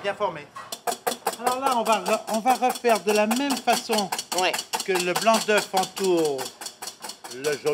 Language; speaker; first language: French; native; French